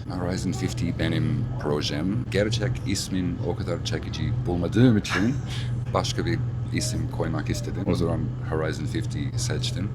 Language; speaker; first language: Turkish; non-native, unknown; English